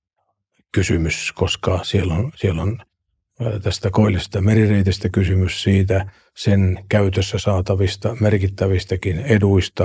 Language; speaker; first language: Finnish; native; Finnish